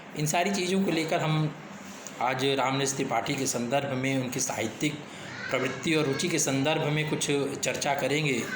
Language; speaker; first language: Hindi; native; Hindi